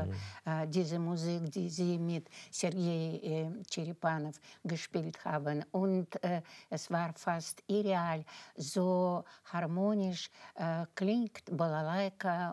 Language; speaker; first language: German; non-native, fluent; Russian